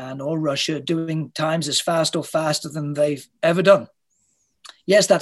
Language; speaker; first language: English; native; English